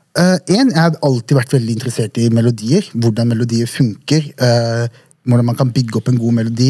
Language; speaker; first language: Norwegian; early bilingual, other home language; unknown